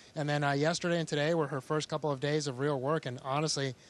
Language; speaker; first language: English; early bilingual, other home language; Spanish